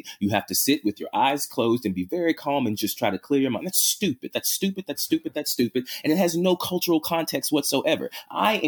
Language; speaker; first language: English; native; English